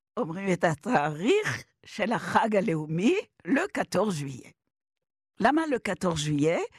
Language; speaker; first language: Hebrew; non-native, fluent; French